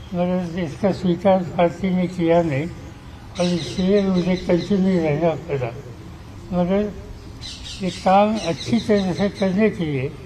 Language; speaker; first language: Hindi; non-native, local second language; Marathi